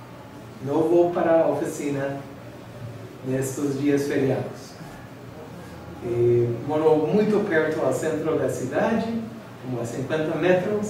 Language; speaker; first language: Portuguese; non-native, fluent; English